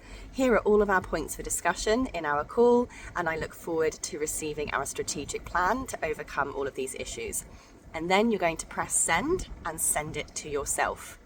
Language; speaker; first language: English; native; English